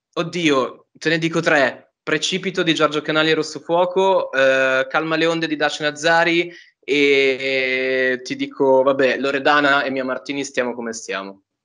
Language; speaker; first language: Italian; native; Italian